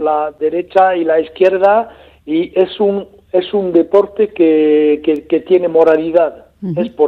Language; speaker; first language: Spanish; non-native, learner; French